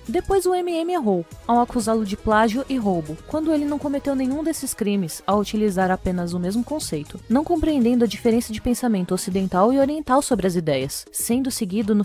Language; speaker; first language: Portuguese; native; Portuguese